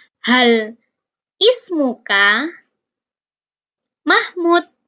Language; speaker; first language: Arabic; non-native, fluent; Indonesian